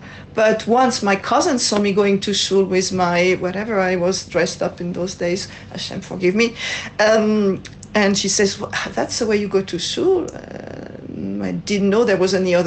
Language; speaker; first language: English; non-native, fluent; French